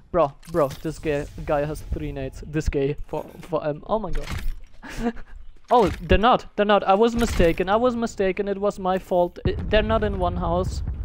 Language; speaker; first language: English; non-native, fluent; German